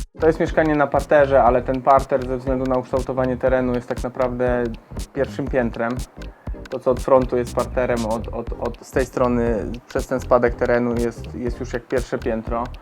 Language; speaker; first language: Polish; native; Polish